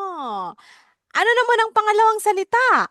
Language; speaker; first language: Filipino; native; Filipino